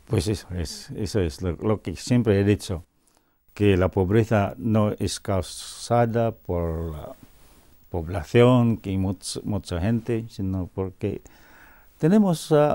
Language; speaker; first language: Spanish; non-native, fluent; Cebuano